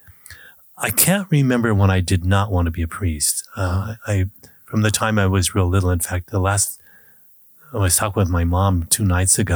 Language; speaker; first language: English; native; English